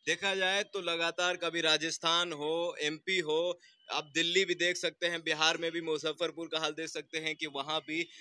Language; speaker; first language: Hindi; native; Hindi